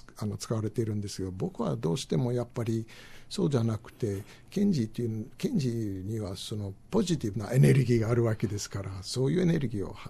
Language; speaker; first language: Japanese; non-native, fluent; English